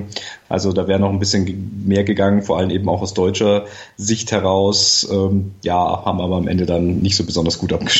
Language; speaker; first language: German; native; German